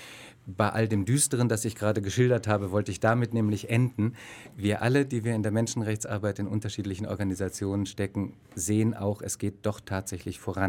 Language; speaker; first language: German; native; German